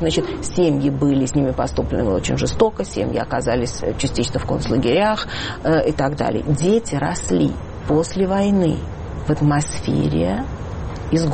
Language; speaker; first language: Russian; native; Russian